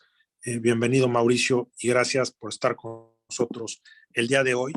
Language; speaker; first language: Spanish; native; Spanish